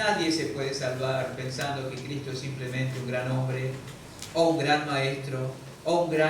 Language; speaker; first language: Spanish; native; Spanish